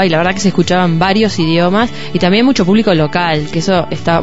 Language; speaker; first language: Spanish; native; Spanish